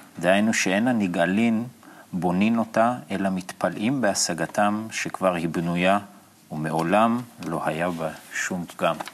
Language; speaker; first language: Hebrew; native; Hebrew